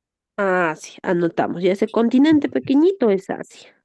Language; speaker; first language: Spanish; native; Spanish